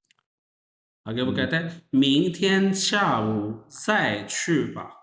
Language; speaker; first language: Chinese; non-native, fluent; Urdu